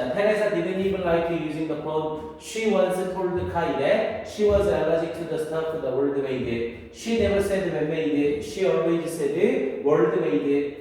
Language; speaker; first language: English; non-native, fluent; Korean